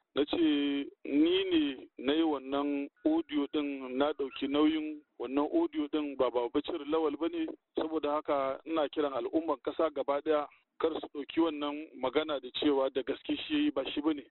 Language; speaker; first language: Hausa; non-native, local second language; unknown